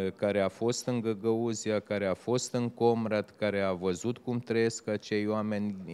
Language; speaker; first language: Romanian; native; Romanian